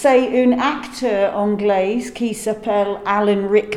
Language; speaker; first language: French; non-native, learner; English